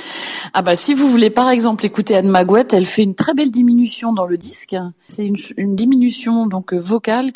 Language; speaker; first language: French; native; French